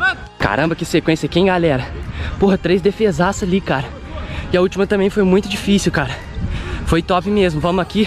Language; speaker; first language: Portuguese; native; Portuguese